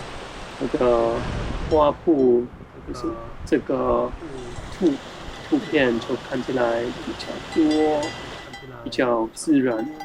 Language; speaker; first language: Chinese; non-native, fluent; German